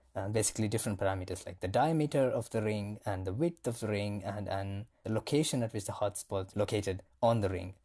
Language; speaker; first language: English; non-native, local second language; Tamil